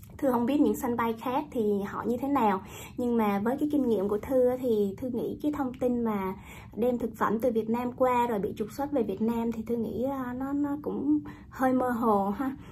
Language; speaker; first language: Vietnamese; native; Vietnamese